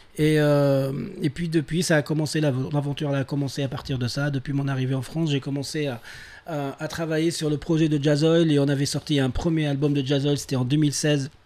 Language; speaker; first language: French; non-native, local second language; Arabic